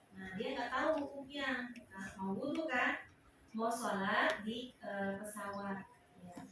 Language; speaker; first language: Indonesian; non-native, local second language; Sundanese